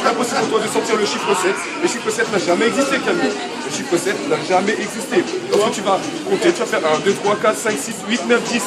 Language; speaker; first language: French; native; French